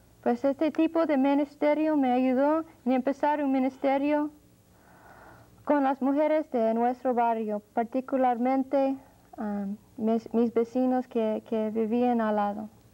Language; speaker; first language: Spanish; non-native, fluent; English